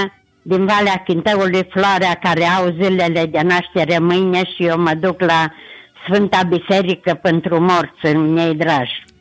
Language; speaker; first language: Romanian; native; Romanian